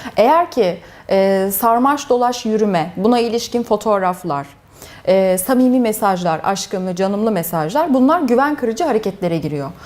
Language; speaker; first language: Turkish; early bilingual, heritage; Turkish